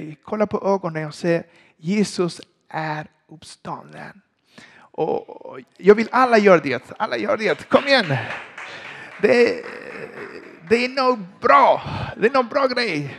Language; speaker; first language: Swedish; non-native, learner; Spanish